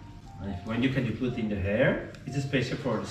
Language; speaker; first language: English; non-native, learner; Spanish